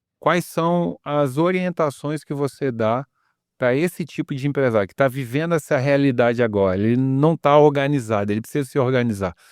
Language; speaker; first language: Portuguese; native; Portuguese